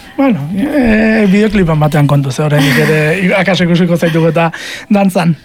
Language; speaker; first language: Basque; native; Basque